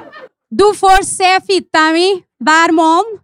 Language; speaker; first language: Norwegian; non-native, fluent; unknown